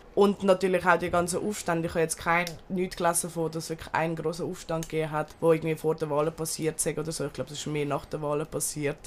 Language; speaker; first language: German; early bilingual, other home language; Turkish